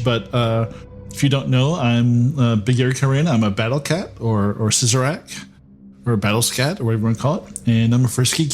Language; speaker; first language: English; native; English